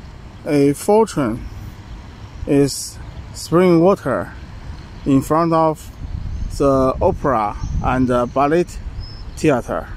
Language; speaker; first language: English; non-native, learner; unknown